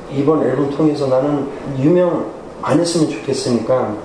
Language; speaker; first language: Korean; early bilingual, heritage; Korean